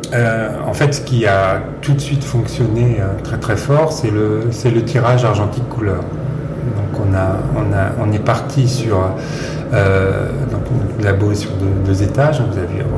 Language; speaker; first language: French; native; French